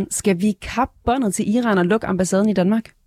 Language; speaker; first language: Danish; native; Danish